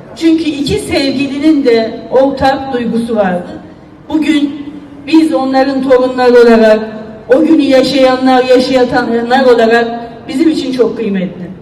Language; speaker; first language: Turkish; native; Turkish